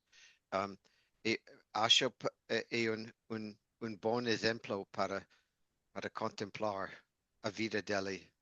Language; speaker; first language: Portuguese; non-native, learner; English